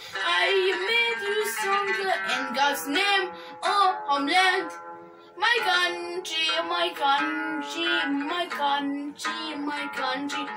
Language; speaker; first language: English; non-native, fluent; Arabic